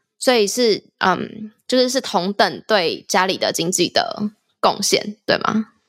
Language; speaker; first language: Chinese; native; Chinese